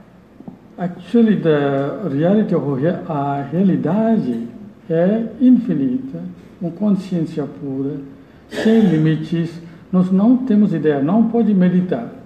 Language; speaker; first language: Portuguese; non-native, learner; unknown